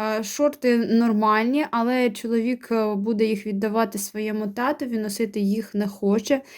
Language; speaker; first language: Ukrainian; non-native, local second language; Russian